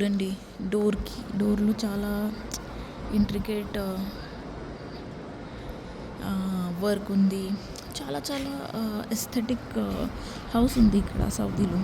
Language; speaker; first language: Telugu; non-native, learner; Marathi